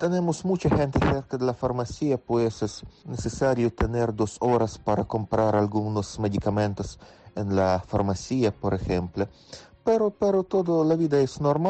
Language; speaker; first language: Spanish; non-native, fluent; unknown